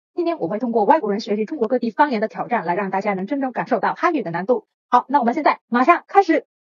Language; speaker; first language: Chinese; non-native, fluent; Vietnamese